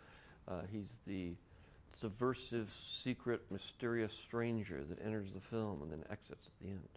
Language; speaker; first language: English; native; English